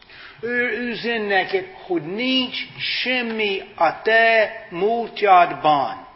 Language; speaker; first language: Hungarian; non-native, fluent; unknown